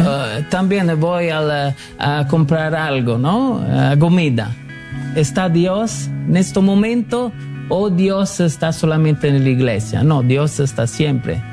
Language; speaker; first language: Spanish; non-native, learner; Italian